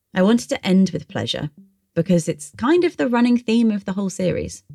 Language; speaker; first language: English; native; English